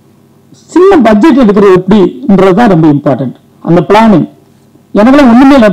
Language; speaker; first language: Tamil; native; Tamil